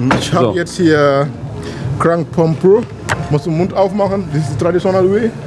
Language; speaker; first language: German; non-native, learner; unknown